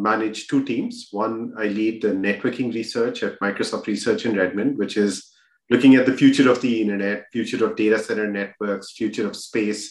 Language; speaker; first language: English; non-native, local second language; Hindi